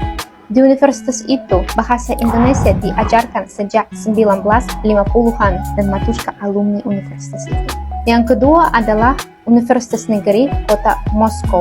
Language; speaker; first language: Indonesian; non-native, fluent; Russian